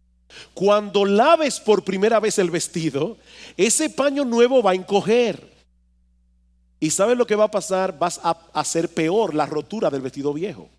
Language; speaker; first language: Spanish; native; Spanish